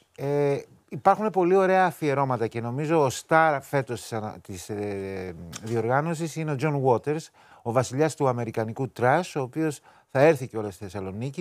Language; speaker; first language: Greek; native; Greek